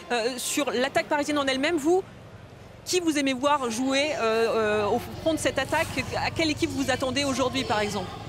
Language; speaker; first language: French; native; French